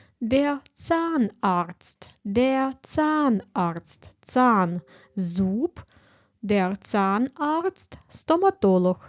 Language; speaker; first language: German; non-native, fluent; Ukrainian